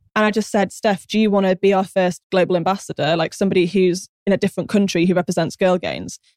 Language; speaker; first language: English; native; English